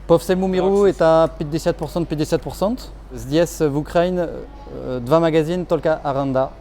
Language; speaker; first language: Russian; non-native, learner; French